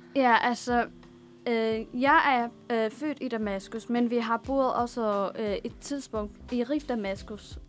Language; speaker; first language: Danish; non-native, fluent; Arabic